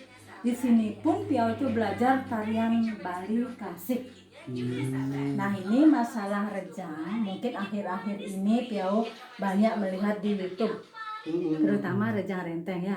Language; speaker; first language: Indonesian; non-native, local second language; Balinese